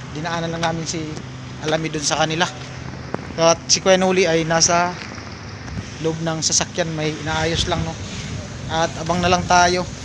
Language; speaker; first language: Filipino; native; Filipino